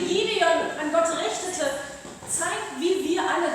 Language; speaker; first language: German; native; German